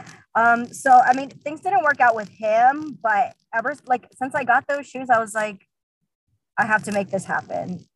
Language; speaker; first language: English; early bilingual, other home language; Russian